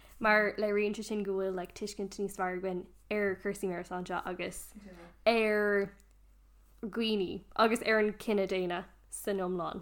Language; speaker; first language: Irish; non-native, local second language; English